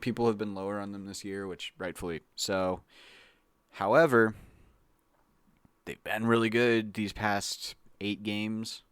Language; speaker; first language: English; native; English